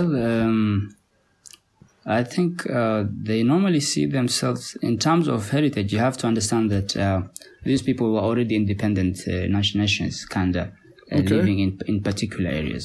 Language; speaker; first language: English; non-native, local second language; Somali